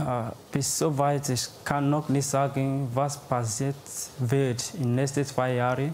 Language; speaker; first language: German; non-native, learner; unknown